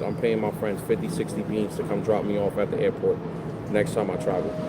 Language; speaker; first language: English; native; English